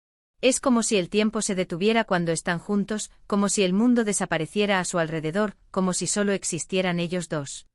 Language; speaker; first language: Spanish; native; Spanish